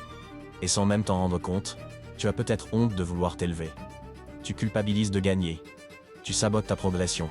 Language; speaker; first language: French; native; French